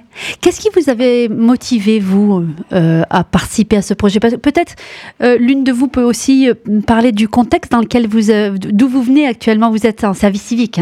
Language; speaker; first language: French; native; French